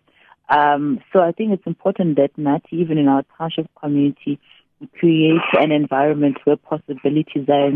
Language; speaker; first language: English; non-native, local second language; Xhosa